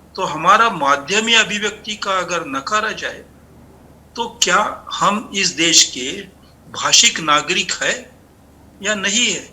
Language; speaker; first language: Hindi; non-native, local second language; Marathi